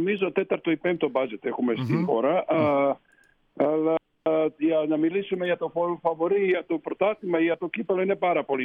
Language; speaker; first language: Greek; non-native, fluent; Slovenian